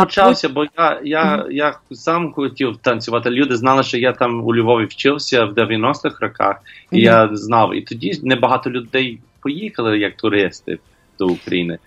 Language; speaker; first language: Ukrainian; non-native, learner; English